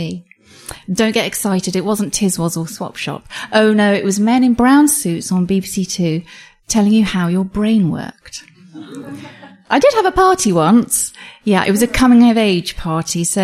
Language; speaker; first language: English; native; English